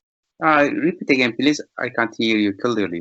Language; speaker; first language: English; non-native, learner; Turkish